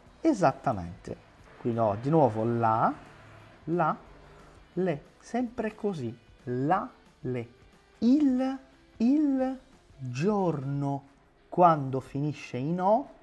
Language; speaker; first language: Italian; non-native, fluent; Portuguese